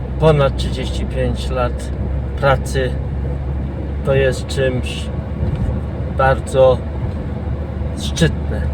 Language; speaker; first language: Polish; non-native, fluent; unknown